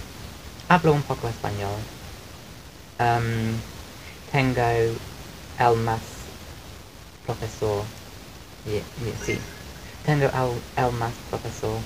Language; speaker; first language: Spanish; non-native, learner; English